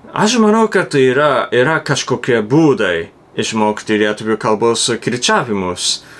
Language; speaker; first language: Lithuanian; non-native, learner; Japanese